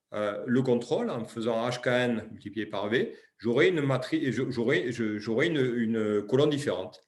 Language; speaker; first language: French; native; French